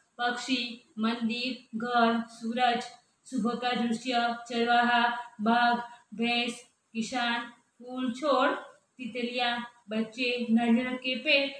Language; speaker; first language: Hindi; non-native, local second language; Gujarati